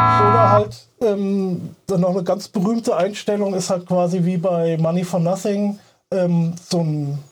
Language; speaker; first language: German; native; German